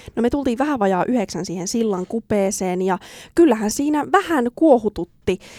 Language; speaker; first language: Finnish; native; Finnish